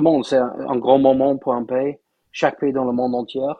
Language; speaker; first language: French; non-native, fluent; English